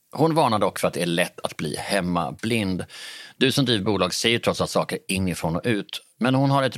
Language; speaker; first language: Swedish; native; Swedish